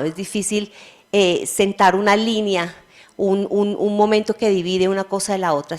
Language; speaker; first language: Spanish; native; Spanish